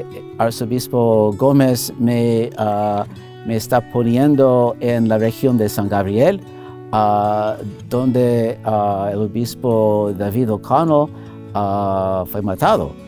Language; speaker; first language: Spanish; non-native, fluent; English